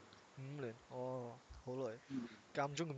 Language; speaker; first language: Chinese; non-native, learner; English